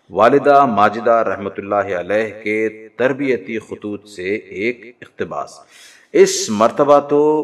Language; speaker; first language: Urdu; native; Urdu